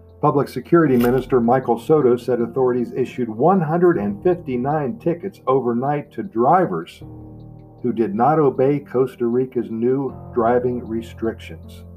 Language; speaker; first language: English; native; English